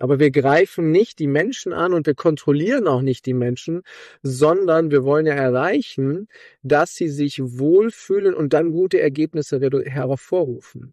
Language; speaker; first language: German; native; German